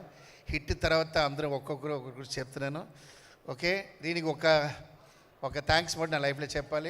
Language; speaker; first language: Telugu; non-native, local second language; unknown